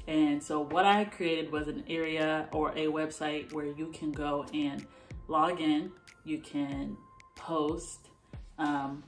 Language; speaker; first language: English; native; English